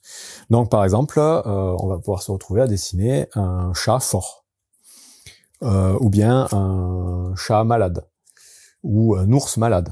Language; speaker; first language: French; native; French